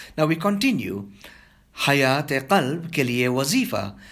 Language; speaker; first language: English; native; English